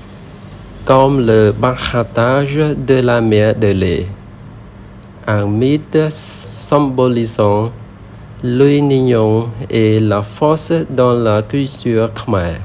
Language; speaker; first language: French; non-native, learner; Khmer